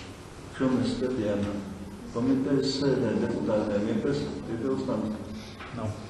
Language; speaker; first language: Latvian; native; Latvian